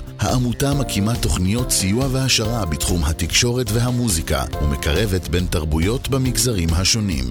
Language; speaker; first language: Hebrew; native; Hebrew